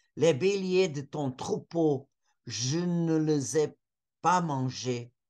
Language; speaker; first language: French; non-native, fluent; Portuguese